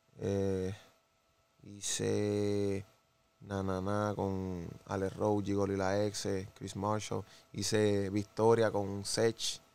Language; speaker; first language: Spanish; native; Spanish